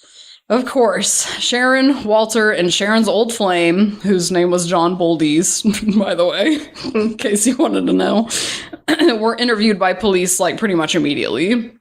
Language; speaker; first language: English; native; English